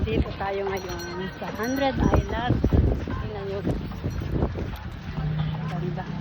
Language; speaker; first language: Filipino; non-native, local second language; Iloko